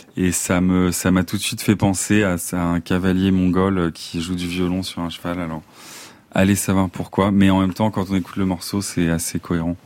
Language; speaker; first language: French; native; French